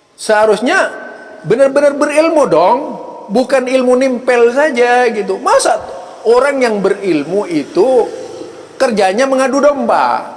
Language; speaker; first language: Indonesian; non-native, local second language; Madurese